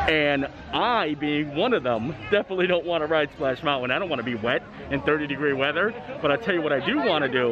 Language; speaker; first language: English; native; English